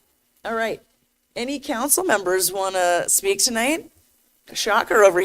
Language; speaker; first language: English; native; English